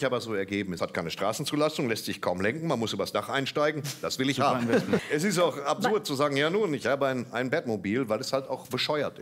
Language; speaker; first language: German; native; German